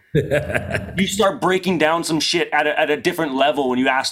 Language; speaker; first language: English; native; English